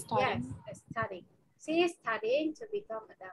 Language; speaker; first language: English; non-native, fluent; Indonesian